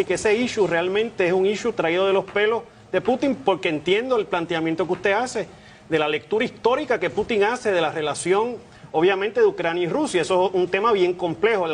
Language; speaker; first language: Spanish; native; Spanish